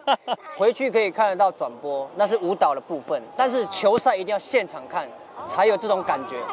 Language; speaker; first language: Chinese; native; Chinese